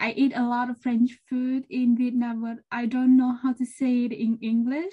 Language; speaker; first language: English; non-native, learner; Vietnamese